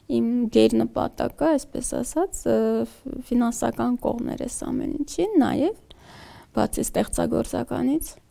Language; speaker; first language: Armenian; native; Armenian